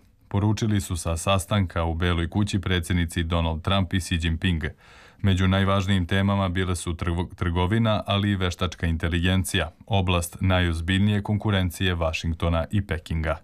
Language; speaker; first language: Serbian; native; Serbian